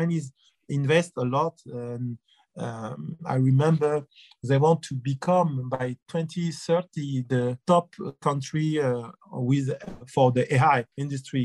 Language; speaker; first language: English; non-native, fluent; French